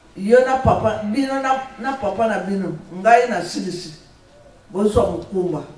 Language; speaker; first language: Lingala; non-native, local second language; Kongo